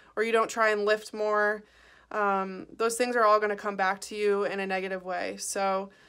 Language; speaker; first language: English; native; English